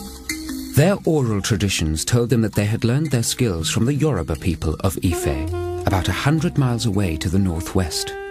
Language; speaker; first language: English; native; English